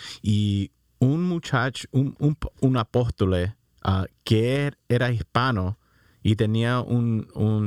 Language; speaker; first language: Spanish; early bilingual, heritage; Spanish